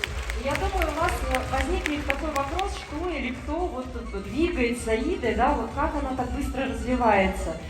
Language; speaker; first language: Russian; native; Russian